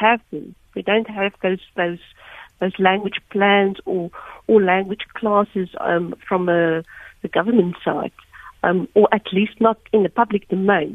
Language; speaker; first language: English; non-native, local second language; Afrikaans